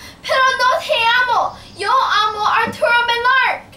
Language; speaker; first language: Spanish; non-native, learner; English